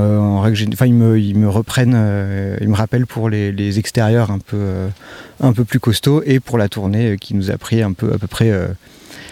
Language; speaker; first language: French; native; French